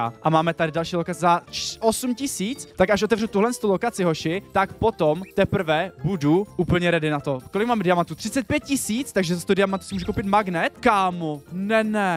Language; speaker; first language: Czech; native; Czech